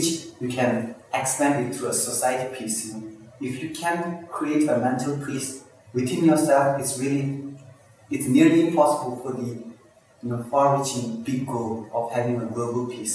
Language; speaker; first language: English; non-native, local second language; Tibetan